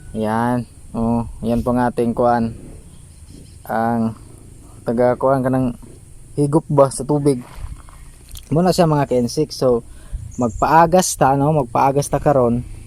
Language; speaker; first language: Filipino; non-native, local second language; Cebuano